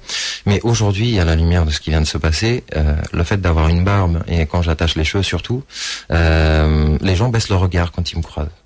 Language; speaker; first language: French; early bilingual, other home language; Portuguese